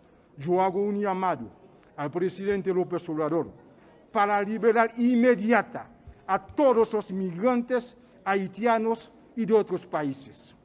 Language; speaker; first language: Spanish; non-native, fluent; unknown